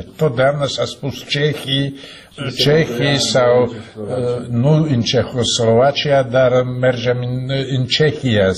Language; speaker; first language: Romanian; non-native, fluent; Slovak